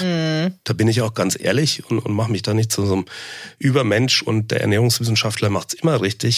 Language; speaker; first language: German; native; German